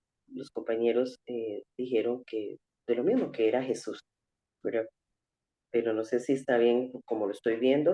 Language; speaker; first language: Spanish; native; Spanish